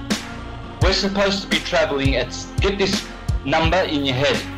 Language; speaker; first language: English; native; English